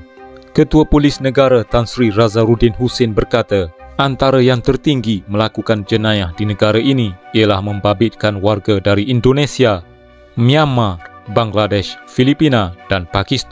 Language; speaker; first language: Malay; native; Malay